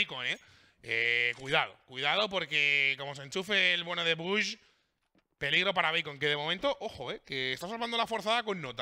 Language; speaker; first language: Spanish; native; Spanish